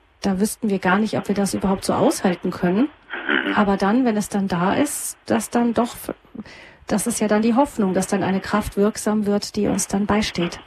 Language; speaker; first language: German; native; German